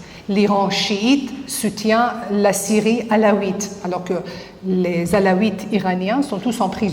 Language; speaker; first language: French; non-native, fluent; Persian